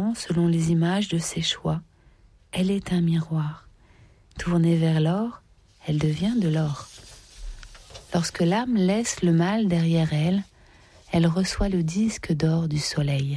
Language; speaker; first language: French; native; French